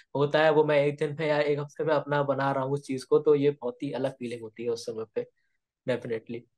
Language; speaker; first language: Hindi; native; Hindi